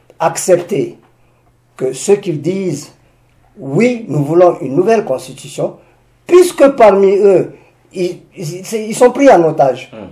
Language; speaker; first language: French; non-native, local second language; Susu